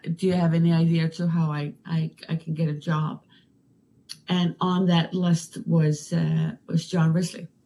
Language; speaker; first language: English; non-native, fluent; Danish